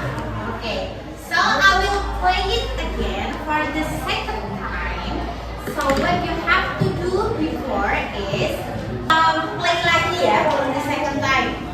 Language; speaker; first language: English; non-native, fluent; Indonesian